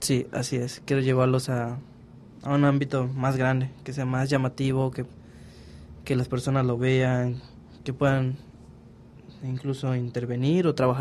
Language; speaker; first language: Spanish; native; Spanish